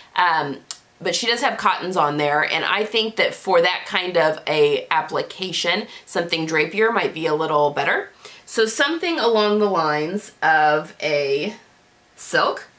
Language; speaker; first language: English; native; English